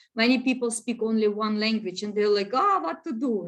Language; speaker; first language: English; non-native, learner; Russian